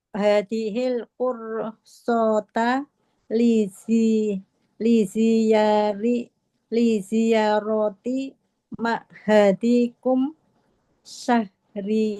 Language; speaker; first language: Arabic; non-native, learner; Indonesian